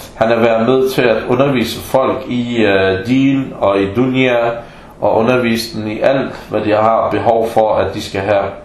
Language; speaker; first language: Danish; non-native, fluent; Arabic